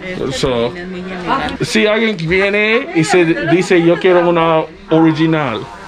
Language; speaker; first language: Spanish; non-native, learner; English